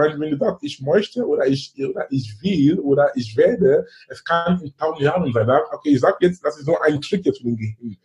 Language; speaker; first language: German; non-native, fluent; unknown